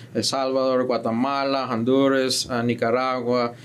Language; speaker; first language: English; early bilingual, other home language; Spanish